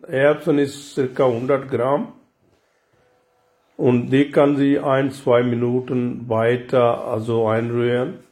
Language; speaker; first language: German; non-native, learner; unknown